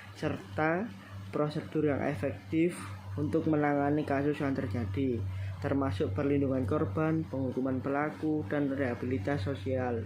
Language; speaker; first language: Indonesian; native; Indonesian